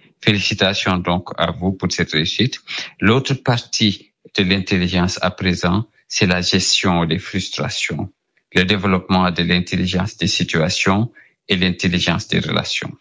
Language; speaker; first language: French; non-native, local second language; Wolof